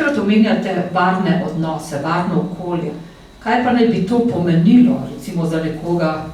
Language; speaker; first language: Slovenian; native; Slovenian